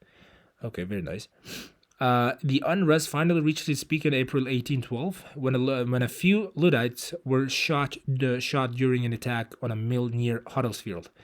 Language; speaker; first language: English; non-native, fluent; Uzbek